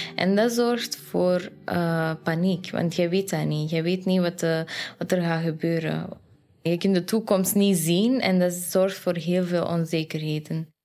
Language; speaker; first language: Dutch; non-native, fluent; Persian